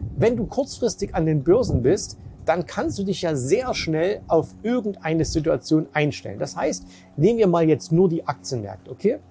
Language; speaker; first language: German; native; German